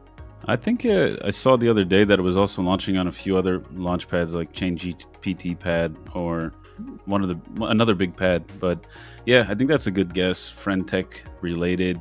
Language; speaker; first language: English; native; English